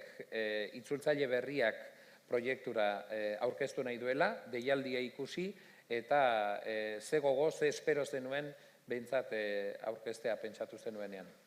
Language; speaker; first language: Basque; native; Basque